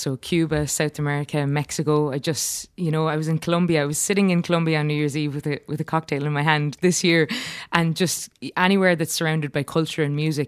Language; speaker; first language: English; native; English